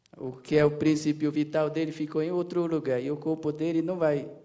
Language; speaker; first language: Portuguese; non-native, local second language; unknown